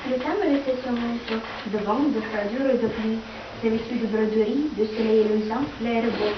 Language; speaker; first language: French; non-native, learner; Russian